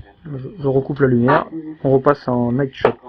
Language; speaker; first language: French; native; French